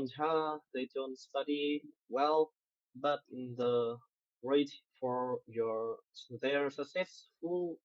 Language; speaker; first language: English; non-native, learner; Vietnamese